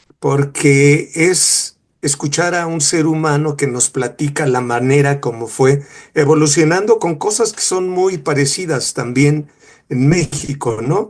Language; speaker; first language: Spanish; native; Spanish